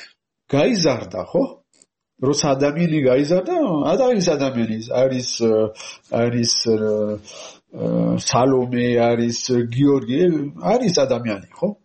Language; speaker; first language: Georgian; non-native, learner; French